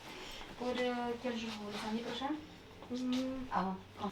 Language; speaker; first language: French; non-native, learner; Romanian